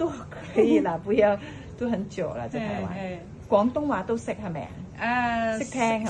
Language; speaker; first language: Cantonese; native; Cantonese